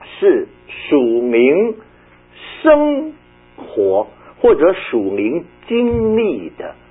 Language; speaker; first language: Chinese; native; Chinese